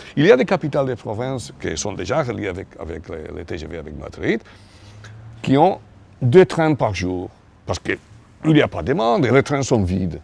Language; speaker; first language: French; non-native, fluent; Catalan